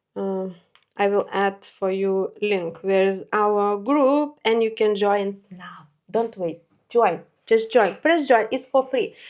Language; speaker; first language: English; non-native, learner; Lithuanian